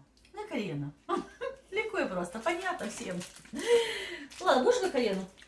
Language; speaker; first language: Russian; native; Russian